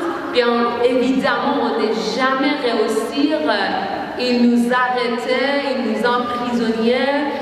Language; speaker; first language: French; non-native, learner; Persian